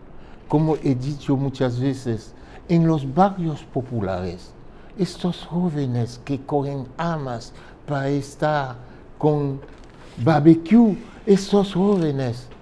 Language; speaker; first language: Spanish; non-native, fluent; French